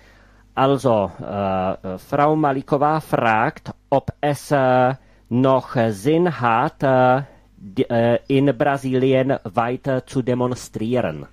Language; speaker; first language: German; non-native, fluent; Czech